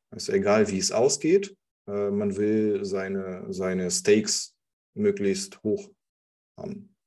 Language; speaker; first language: German; non-native, fluent; Russian